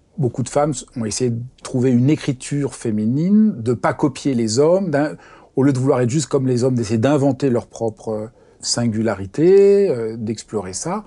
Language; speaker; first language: French; native; French